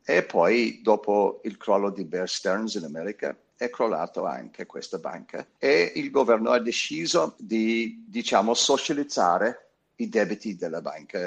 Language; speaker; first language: Italian; non-native, fluent; English